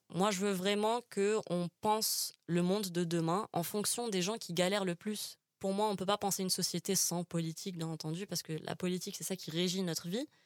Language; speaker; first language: French; non-native, local second language; Arabic